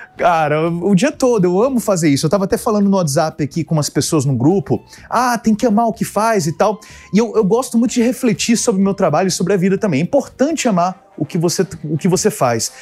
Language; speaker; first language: Portuguese; early bilingual, other home language; English